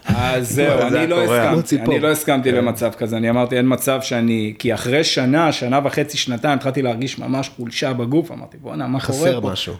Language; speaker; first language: Hebrew; early bilingual, other home language; Arabic